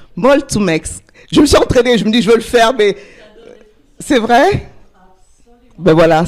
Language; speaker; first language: French; native; French